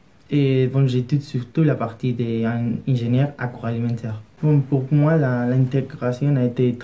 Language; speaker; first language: French; non-native, learner; Spanish